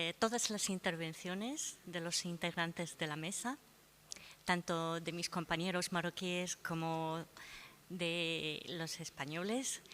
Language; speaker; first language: Spanish; non-native, fluent; Arabic